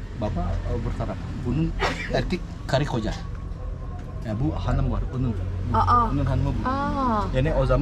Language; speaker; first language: Turkish; non-native, learner; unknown